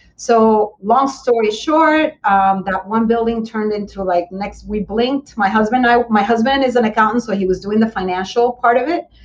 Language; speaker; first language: English; early bilingual, other home language; Spanish